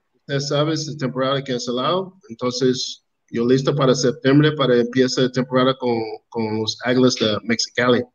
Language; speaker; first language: Spanish; non-native, learner; English